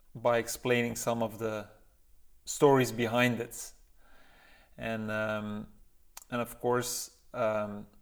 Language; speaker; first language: English; non-native, fluent; Dutch